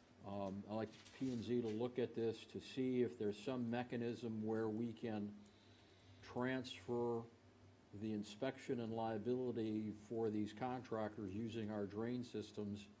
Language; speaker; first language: English; native; English